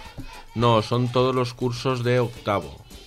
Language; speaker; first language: Spanish; native; Spanish